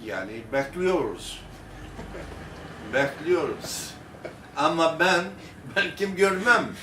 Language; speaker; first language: Turkish; early bilingual, heritage; Armenian